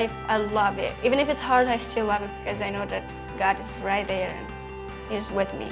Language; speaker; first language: English; non-native, fluent; Romanian